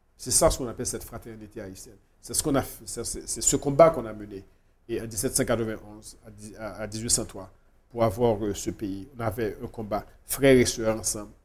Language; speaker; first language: French; non-native, local second language; Haitian Creole